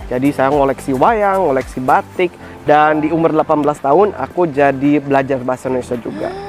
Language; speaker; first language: Indonesian; non-native, fluent; Dutch